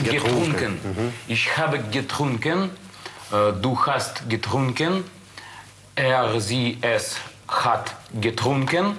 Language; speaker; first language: German; non-native, learner; Russian